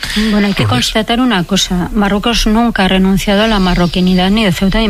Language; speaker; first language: Spanish; native; Spanish